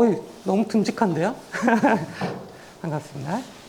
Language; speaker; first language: Korean; native; Korean